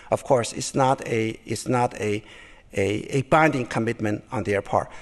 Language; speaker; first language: English; non-native, fluent; Chinese